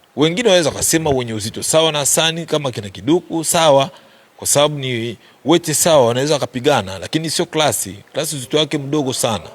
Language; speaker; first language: Swahili; native; Swahili